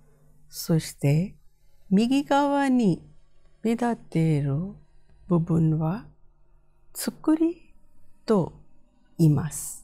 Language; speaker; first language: Japanese; non-native, fluent; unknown